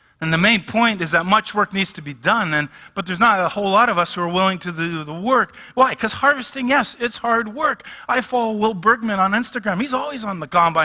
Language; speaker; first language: English; native; English